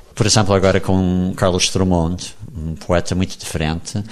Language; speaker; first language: Portuguese; non-native, fluent; English